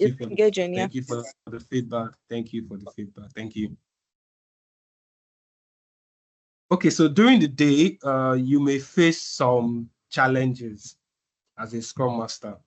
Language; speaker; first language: English; non-native, local second language; Yoruba